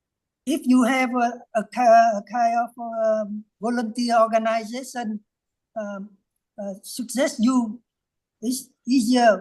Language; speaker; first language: English; non-native, learner; Vietnamese